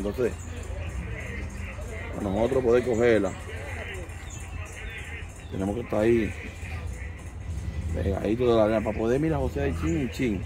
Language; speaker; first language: Spanish; native; Spanish